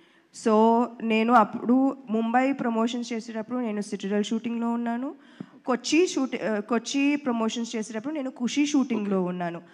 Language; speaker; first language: Telugu; non-native, fluent; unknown